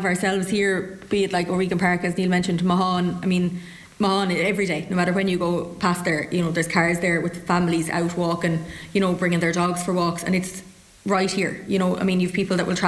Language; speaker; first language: English; native; English